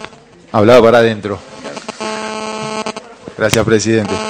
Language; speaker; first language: Spanish; native; Spanish